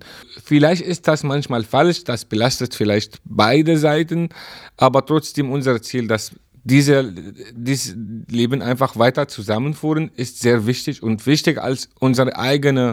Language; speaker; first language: German; non-native, learner; Arabic